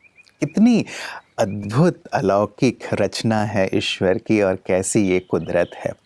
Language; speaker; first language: Hindi; native; Hindi